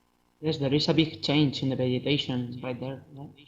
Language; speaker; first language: English; non-native, fluent; Spanish